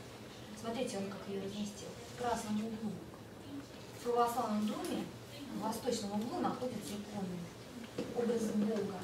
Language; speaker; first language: Russian; native; Russian